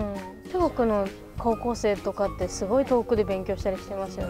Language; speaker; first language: Japanese; native; Japanese